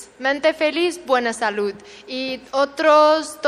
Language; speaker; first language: Spanish; non-native, learner; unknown